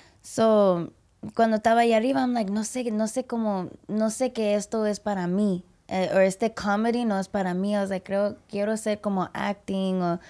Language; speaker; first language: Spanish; early bilingual, heritage; English